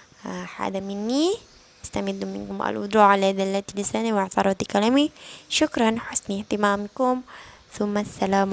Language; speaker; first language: Arabic; non-native, fluent; Indonesian